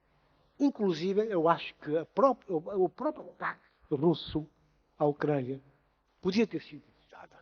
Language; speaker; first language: Portuguese; non-native, local second language; Upper Guinea Crioulo